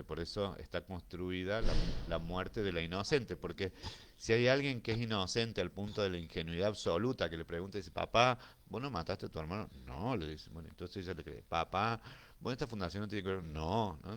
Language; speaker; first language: Spanish; native; Spanish